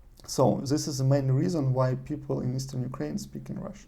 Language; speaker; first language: English; non-native, learner; Russian